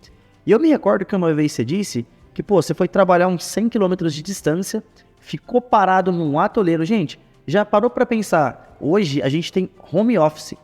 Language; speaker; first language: Portuguese; native; Portuguese